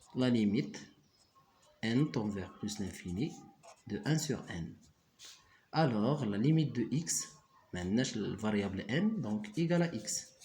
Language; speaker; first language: French; non-native, local second language; Arabic